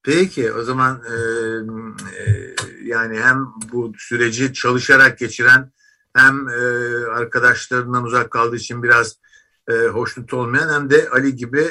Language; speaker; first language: Turkish; native; Turkish